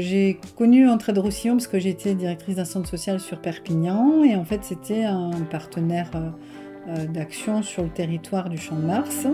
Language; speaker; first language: French; native; French